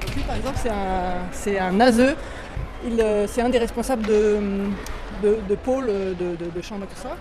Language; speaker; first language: French; native; French